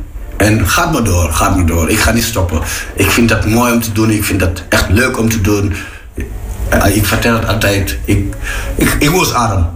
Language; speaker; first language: Dutch; non-native, fluent; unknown